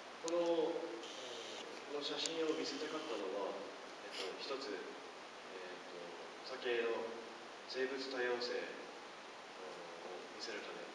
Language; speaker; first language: Japanese; non-native, fluent; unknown